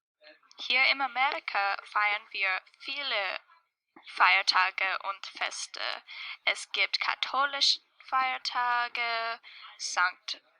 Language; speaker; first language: German; non-native, learner; English